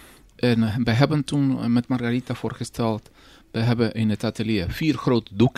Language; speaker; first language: Dutch; non-native, fluent; Spanish